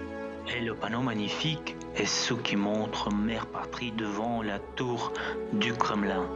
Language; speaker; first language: French; non-native, fluent; Russian